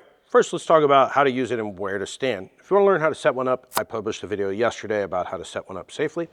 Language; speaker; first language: English; native; English